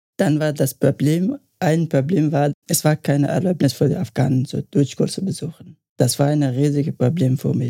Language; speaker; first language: German; non-native, learner; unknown